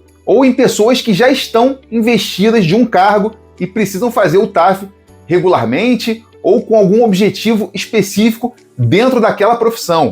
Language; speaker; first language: Portuguese; native; Portuguese